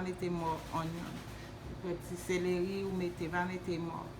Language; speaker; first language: French; non-native, local second language; Haitian Creole